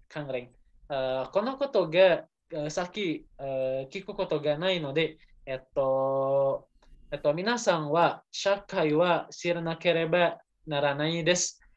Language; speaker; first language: Japanese; non-native, learner; Indonesian